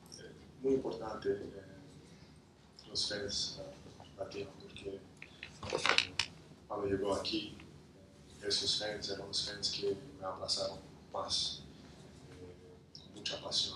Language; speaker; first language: Spanish; non-native, learner; English